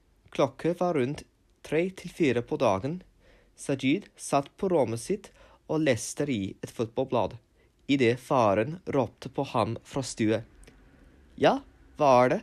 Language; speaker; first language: Norwegian; non-native, learner; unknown